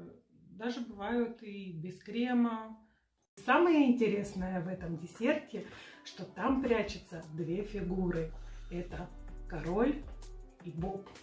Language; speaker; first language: Russian; native; Russian